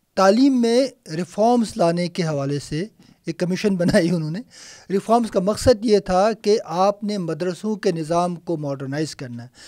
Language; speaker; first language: Urdu; non-native, local second language; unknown